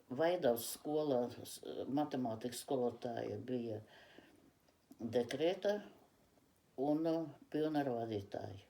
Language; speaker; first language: Latvian; early bilingual, other home language; Russian